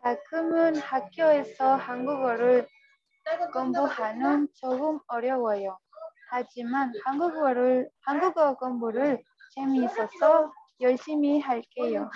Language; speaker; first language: Korean; non-native, learner; Spanish